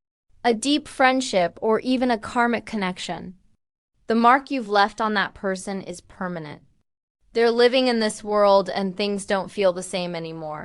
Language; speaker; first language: English; native; English